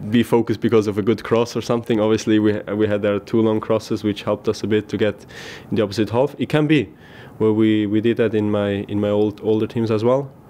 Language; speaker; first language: English; non-native, fluent; German